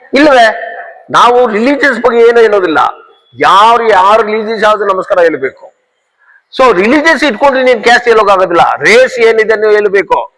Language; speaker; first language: Kannada; non-native, local second language; Tamil